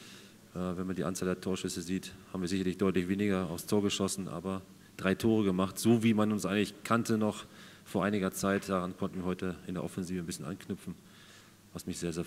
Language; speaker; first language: German; native; German